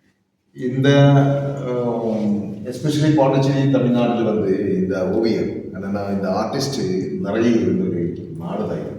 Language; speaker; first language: Tamil; non-native, local second language; Malayalam